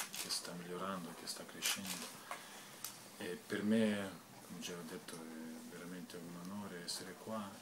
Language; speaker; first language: Italian; non-native, fluent; Lithuanian